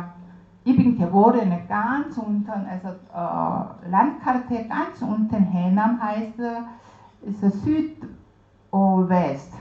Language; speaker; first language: German; non-native, learner; Korean